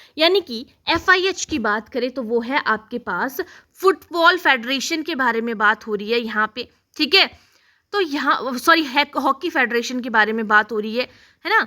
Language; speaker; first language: Hindi; native; Hindi